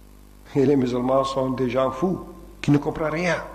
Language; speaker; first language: French; non-native, fluent; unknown